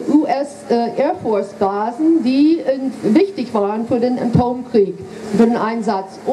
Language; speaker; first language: German; non-native, fluent; English